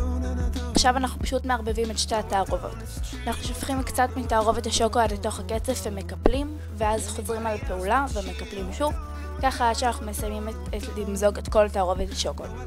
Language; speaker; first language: Hebrew; native; Hebrew